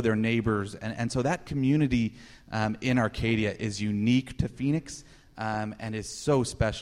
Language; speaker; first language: English; native; English